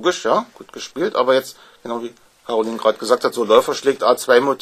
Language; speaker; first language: German; native; German